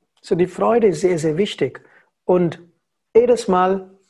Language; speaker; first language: German; non-native, learner; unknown